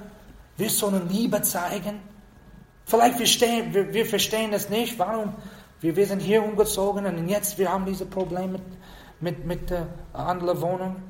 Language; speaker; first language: German; non-native, fluent; English